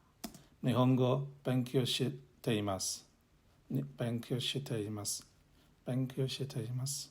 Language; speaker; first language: Japanese; non-native, learner; English